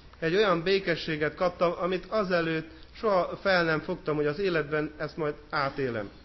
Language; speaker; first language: Hungarian; native; Hungarian